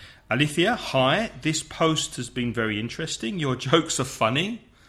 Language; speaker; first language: English; native; English